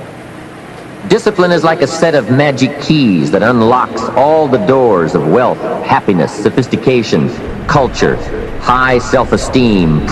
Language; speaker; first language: English; native; English